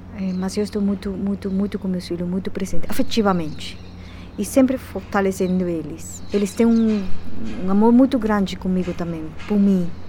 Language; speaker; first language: Portuguese; non-native, fluent; Spanish